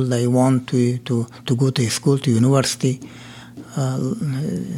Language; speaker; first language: English; non-native, learner; Persian